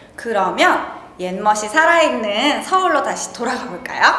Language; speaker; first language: Korean; native; Korean